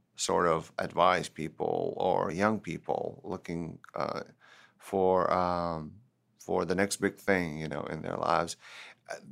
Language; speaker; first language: English; non-native, fluent; Turkish